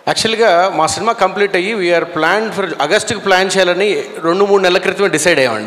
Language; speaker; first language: Telugu; native; Telugu